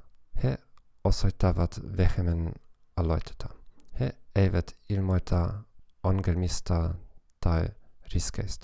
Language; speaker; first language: Finnish; non-native, fluent; German